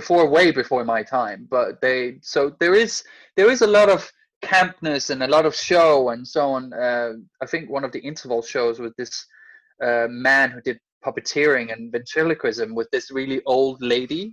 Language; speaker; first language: English; non-native, fluent; Danish